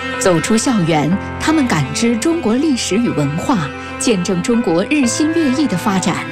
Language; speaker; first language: Chinese; native; Chinese